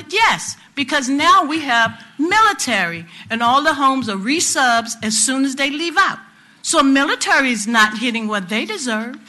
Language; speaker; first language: English; native; English